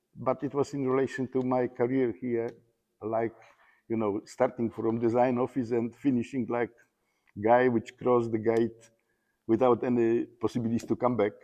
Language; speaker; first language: English; non-native, learner; Polish